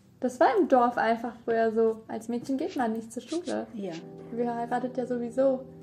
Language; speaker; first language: German; early bilingual, other home language; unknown